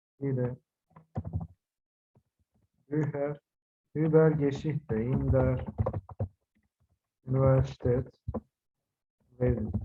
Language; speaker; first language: German; non-native, fluent; Turkish